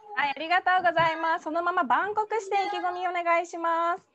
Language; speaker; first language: Japanese; native; Japanese